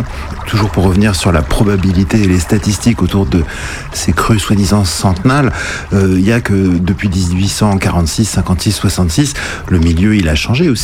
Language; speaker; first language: French; native; French